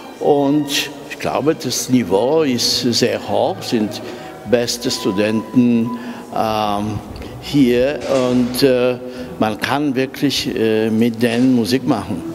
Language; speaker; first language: German; non-native, fluent; Polish